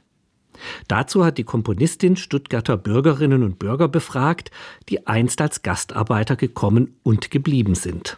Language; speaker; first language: German; native; German